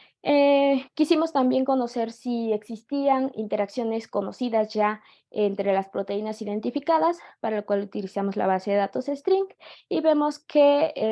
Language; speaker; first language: Spanish; native; Spanish